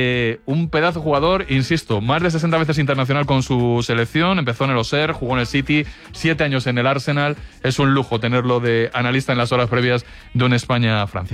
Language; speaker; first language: Spanish; native; Spanish